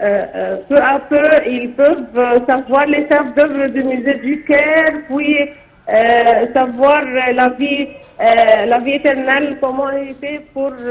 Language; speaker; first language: French; non-native, fluent; Arabic